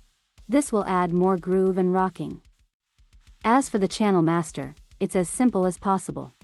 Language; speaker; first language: English; non-native, fluent; Russian